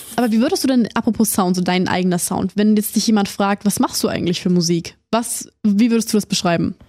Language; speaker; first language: German; native; German